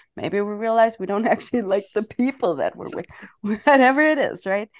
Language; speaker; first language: English; non-native, fluent; German